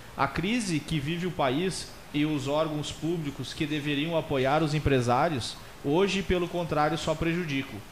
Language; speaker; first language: Portuguese; native; Portuguese